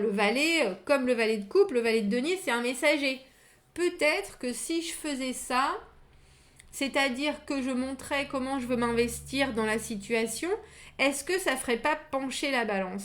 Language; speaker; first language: French; native; French